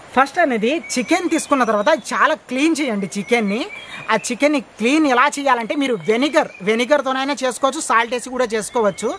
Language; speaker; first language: Telugu; non-native, local second language; Lambadi